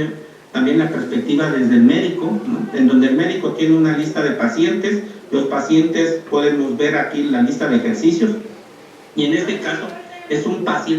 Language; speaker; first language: Spanish; native; Spanish